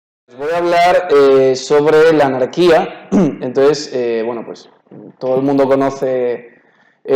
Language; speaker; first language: Spanish; native; Spanish